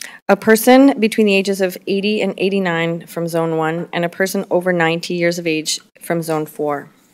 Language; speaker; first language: English; native; English